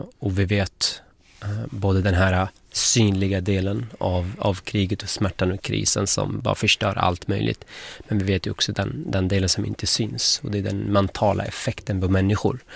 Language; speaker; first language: Swedish; non-native, fluent; Arabic